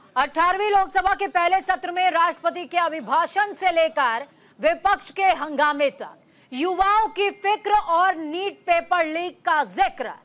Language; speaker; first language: Hindi; native; Hindi